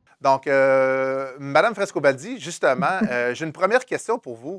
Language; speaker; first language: French; native; French